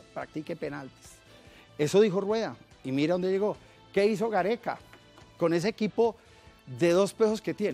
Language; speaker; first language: Spanish; native; Spanish